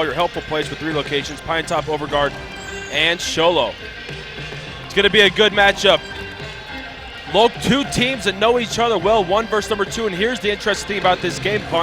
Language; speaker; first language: English; native; English